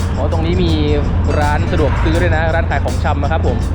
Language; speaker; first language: Thai; native; Thai